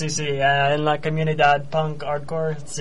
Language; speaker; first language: Spanish; non-native, learner; English